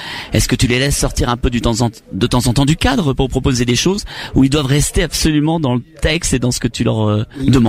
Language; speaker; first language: French; native; French